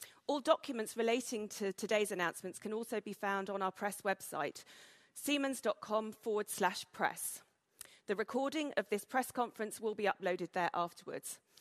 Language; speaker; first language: English; native; English